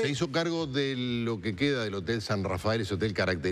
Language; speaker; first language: Spanish; native; Spanish